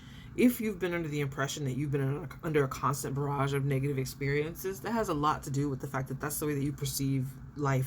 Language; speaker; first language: English; native; English